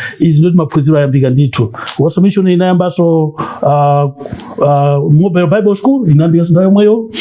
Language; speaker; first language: Nyanja; non-native, local second language; Tumbuka